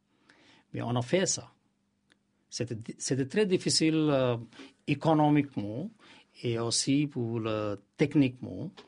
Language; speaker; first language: French; non-native, learner; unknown